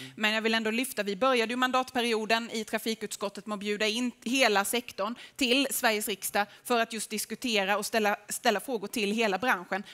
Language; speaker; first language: Swedish; native; Swedish